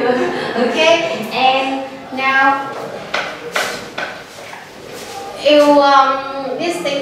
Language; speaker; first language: English; non-native, learner; Vietnamese